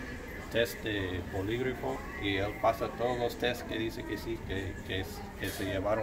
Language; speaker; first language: Spanish; non-native, learner; English